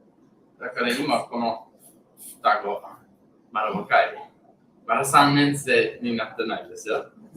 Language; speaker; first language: Japanese; non-native, learner; English